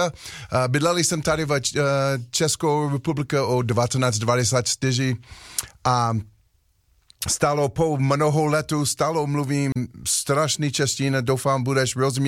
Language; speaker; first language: Czech; non-native, learner; English